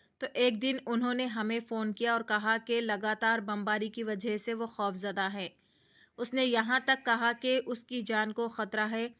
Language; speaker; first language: Urdu; native; Urdu